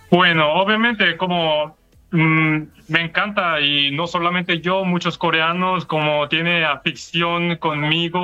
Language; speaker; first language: Spanish; non-native, fluent; Korean